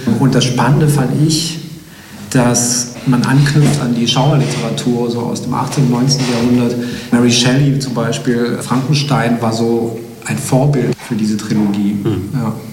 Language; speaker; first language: German; early bilingual, other home language; Slovenian